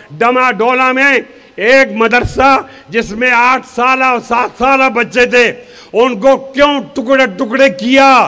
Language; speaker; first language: Urdu; non-native, local second language; Pashto